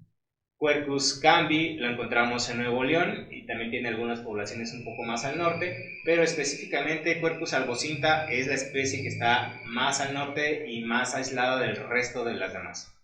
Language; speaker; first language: Spanish; native; Spanish